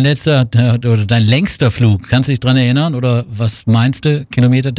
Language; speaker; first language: German; native; German